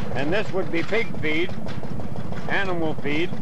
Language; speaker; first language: English; native; English